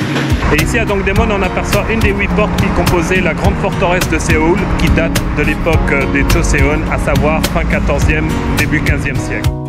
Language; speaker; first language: French; native; French